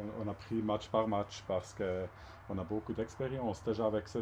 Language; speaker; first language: French; non-native, local second language; German